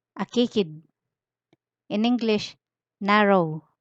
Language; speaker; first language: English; non-native, local second language; Filipino